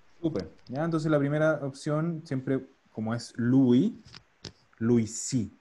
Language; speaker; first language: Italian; non-native, fluent; Spanish